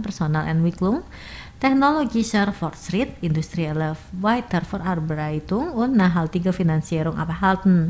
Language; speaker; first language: German; non-native, fluent; Indonesian